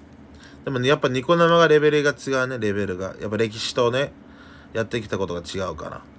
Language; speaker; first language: Japanese; native; Japanese